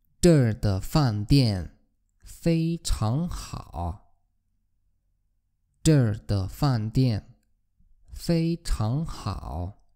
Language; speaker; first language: Chinese; non-native, fluent; Polish